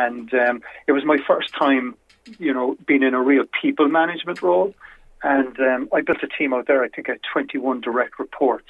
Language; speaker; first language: English; native; English